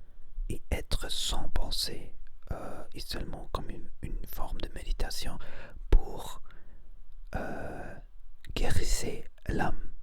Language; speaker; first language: French; non-native, learner; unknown